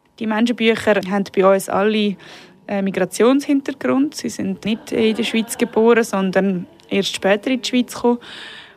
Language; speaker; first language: German; native; German